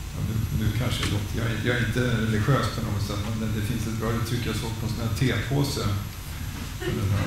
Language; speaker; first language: Swedish; native; Swedish